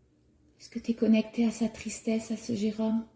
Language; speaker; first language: French; native; French